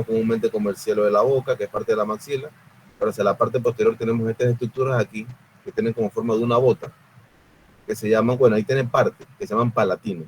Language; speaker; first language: Spanish; native; Spanish